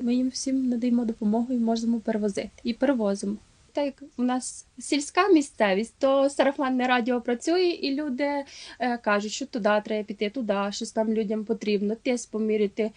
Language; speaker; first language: Ukrainian; native; Ukrainian